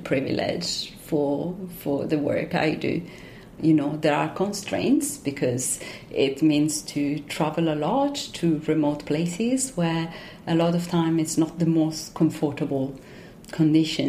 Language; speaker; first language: English; non-native, fluent; Italian